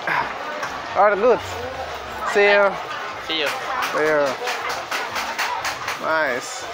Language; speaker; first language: English; non-native, learner; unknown